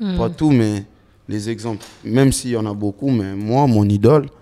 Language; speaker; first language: French; non-native, local second language; Lingala